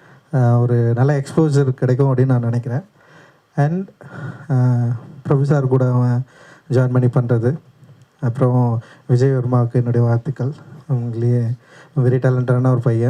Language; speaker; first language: Tamil; native; Tamil